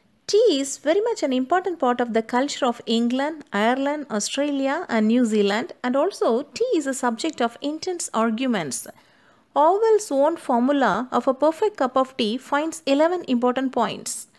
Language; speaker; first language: English; non-native, local second language; Tamil